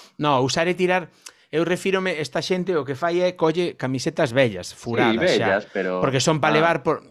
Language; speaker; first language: Galician; non-native, local second language; Spanish